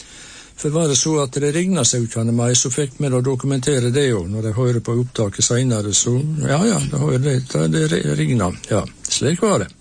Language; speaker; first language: Norwegian; native; Norwegian